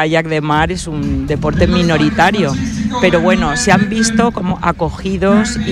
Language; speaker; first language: Spanish; native; Spanish